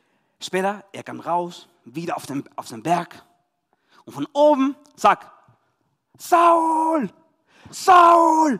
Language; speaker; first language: German; non-native, learner; Spanish